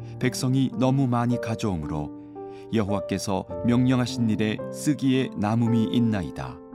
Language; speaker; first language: Korean; native; Korean